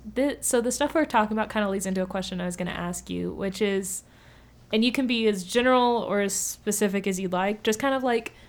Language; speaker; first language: English; native; English